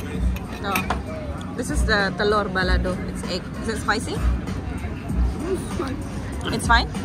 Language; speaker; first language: English; non-native, fluent; Indonesian